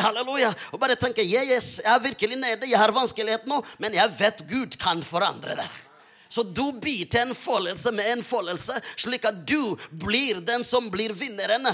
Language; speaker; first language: Norwegian; non-native, fluent; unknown